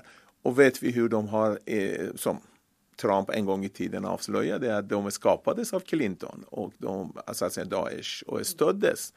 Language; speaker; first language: Swedish; non-native, fluent; Persian